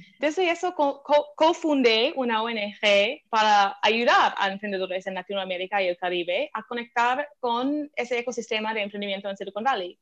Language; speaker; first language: Spanish; non-native, fluent; English